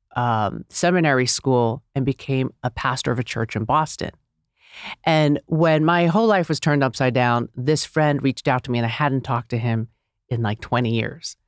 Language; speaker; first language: English; native; English